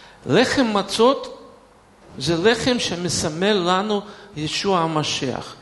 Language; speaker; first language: Hebrew; non-native, fluent; Russian